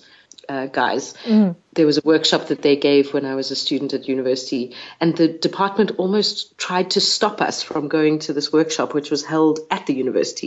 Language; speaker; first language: English; native; English